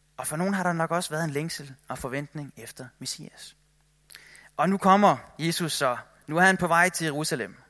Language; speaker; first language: Danish; native; Danish